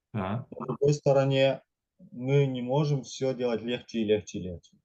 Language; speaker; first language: Russian; non-native, fluent; German